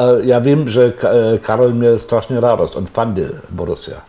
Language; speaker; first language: Czech; non-native, fluent; German